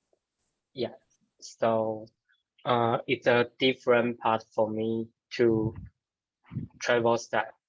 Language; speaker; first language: English; non-native, learner; Chinese